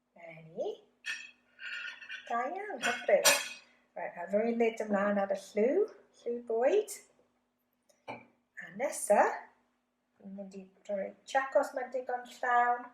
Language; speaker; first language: Welsh; non-native, local second language; English